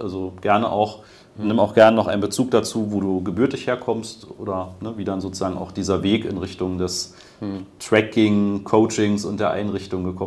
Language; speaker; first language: German; native; German